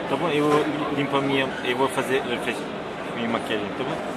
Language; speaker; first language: Portuguese; non-native, learner; Turkish